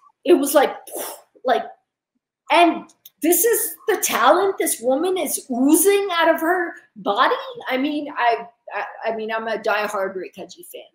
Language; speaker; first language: English; early bilingual, other home language; Urdu